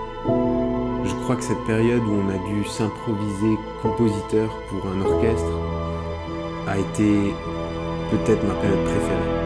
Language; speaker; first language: French; native; French